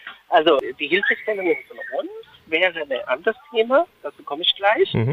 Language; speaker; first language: German; non-native, fluent; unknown